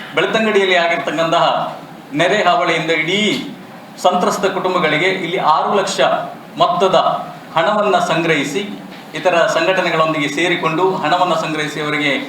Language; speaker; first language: Kannada; native; Kannada